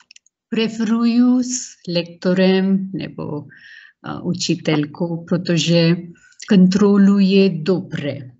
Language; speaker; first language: Czech; non-native, learner; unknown